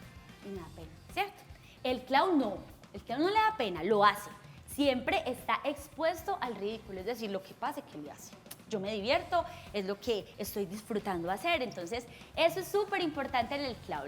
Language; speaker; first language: Spanish; native; Spanish